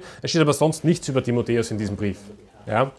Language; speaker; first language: German; native; German